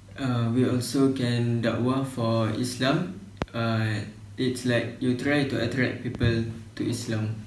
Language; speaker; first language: English; non-native, learner; Malay